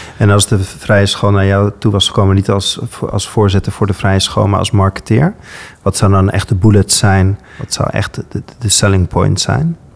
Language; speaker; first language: Dutch; native; Dutch